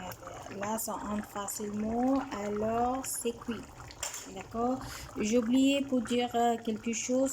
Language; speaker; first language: French; non-native, fluent; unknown